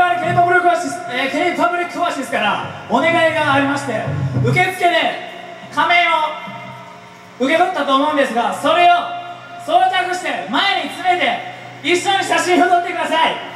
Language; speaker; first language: Japanese; native; Japanese